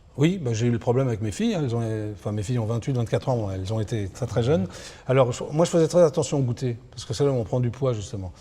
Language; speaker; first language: French; early bilingual, other home language; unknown